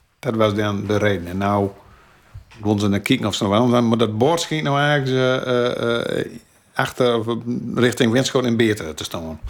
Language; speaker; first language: Dutch; native; Dutch